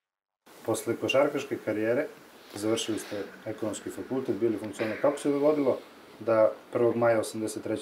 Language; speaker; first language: Serbian; native; Serbian